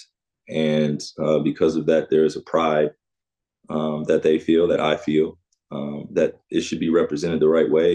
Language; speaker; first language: English; native; English